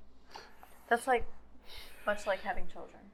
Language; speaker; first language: English; native; English